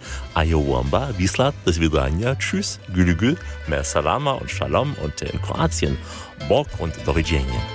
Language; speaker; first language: German; native; German